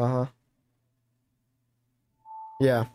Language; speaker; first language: English; native; English